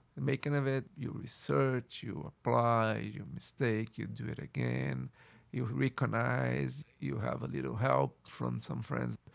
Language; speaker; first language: English; non-native, fluent; Portuguese